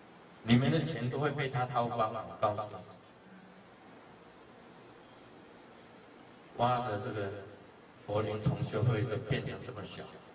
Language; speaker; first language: Chinese; native; Chinese